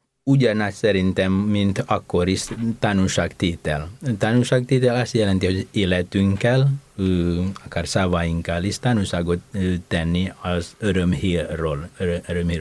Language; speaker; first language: Hungarian; non-native, fluent; Indonesian